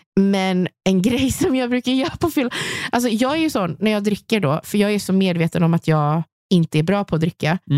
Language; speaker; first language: Swedish; native; Swedish